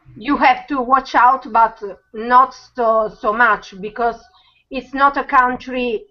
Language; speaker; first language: English; non-native, learner; Italian